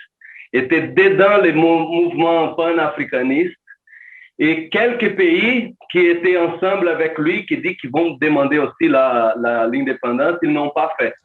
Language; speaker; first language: French; non-native, learner; Portuguese